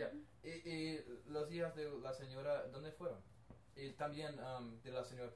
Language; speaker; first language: Spanish; non-native, learner; English